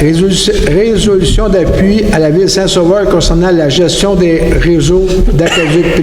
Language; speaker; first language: French; native; French